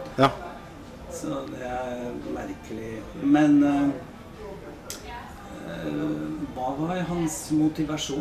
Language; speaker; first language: Norwegian; non-native, fluent; Polish